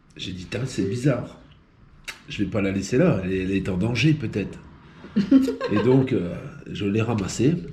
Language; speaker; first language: French; native; French